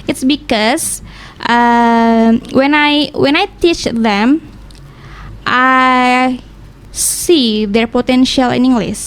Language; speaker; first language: English; non-native, learner; Indonesian